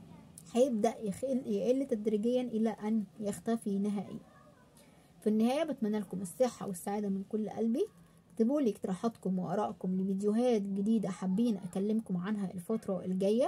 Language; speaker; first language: Arabic; native; Arabic